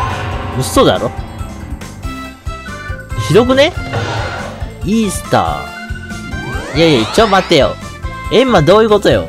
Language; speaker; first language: Japanese; native; Japanese